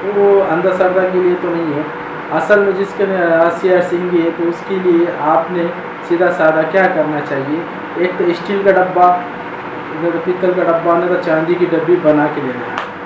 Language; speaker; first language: Hindi; non-native, local second language; Marathi